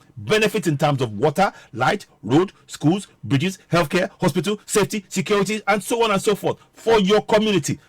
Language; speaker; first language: English; non-native, local second language; Yoruba